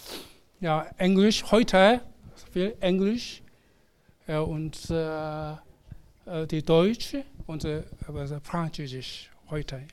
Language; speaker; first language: German; non-native, fluent; Korean